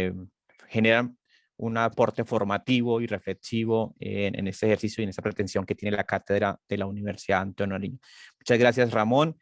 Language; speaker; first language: Spanish; native; Spanish